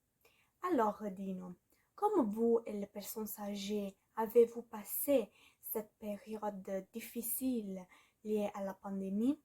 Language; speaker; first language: French; non-native, learner; Italian